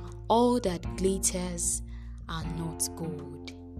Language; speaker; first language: English; non-native, local second language; Yoruba